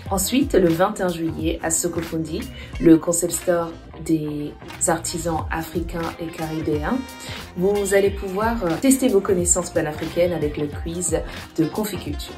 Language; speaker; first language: French; non-native, fluent; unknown